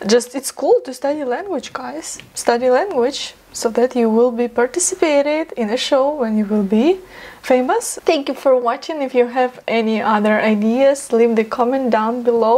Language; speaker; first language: English; non-native, fluent; Ukrainian